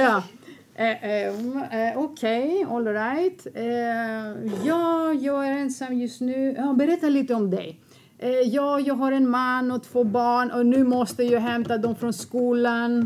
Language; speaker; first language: Swedish; non-native, fluent; Greek